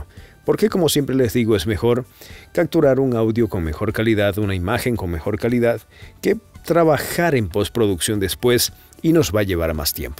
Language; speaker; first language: Spanish; native; Spanish